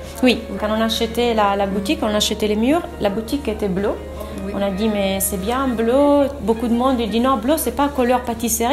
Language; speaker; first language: French; non-native, fluent; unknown